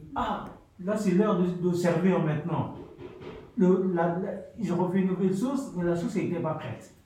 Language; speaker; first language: French; non-native, fluent; Soninke